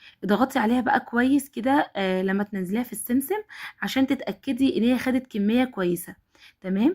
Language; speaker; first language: Arabic; native; Arabic